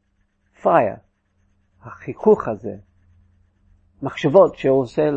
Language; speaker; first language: Hebrew; non-native, fluent; English